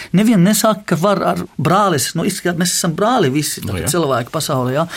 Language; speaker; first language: Latvian; non-native, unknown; Arabic